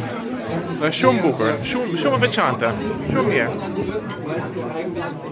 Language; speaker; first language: Albanian; non-native, learner; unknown